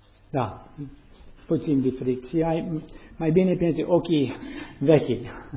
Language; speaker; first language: Romanian; non-native, learner; English